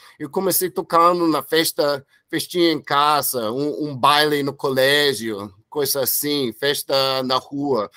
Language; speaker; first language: Portuguese; non-native, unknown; English